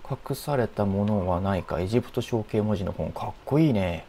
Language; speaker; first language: Japanese; native; Japanese